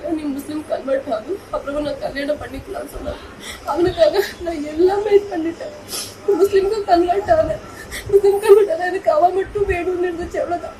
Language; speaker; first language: Tamil; non-native, local second language; Kannada